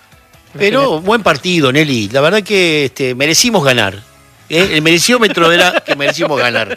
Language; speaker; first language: Spanish; native; Spanish